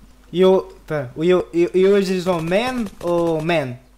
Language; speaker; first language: English; non-native, learner; Portuguese